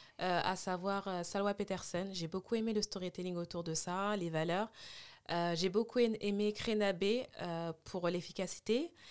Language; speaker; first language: French; native; French